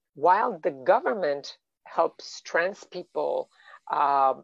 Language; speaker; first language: English; non-native, fluent; Persian